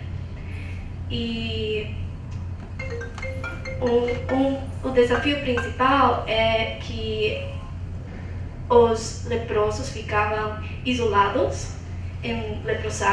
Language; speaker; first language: Portuguese; non-native, fluent; English